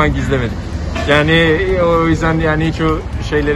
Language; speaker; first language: Turkish; early bilingual, heritage; Turkish